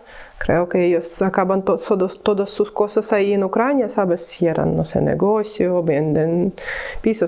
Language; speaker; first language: Spanish; non-native, learner; Ukrainian